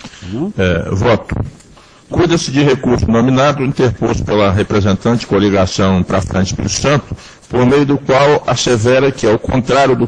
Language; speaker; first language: Portuguese; native; Portuguese